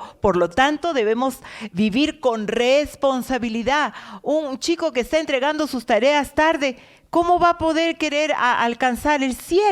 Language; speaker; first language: Spanish; native; Spanish